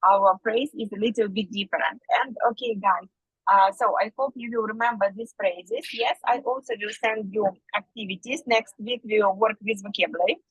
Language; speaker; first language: English; non-native, fluent; Ukrainian